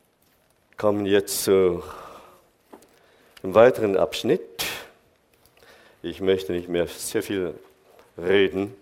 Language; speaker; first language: German; non-native, fluent; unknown